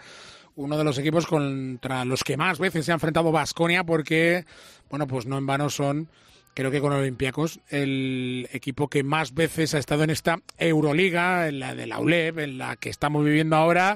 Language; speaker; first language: Spanish; native; Spanish